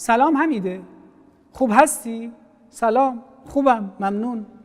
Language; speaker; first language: Persian; non-native, fluent; Arabic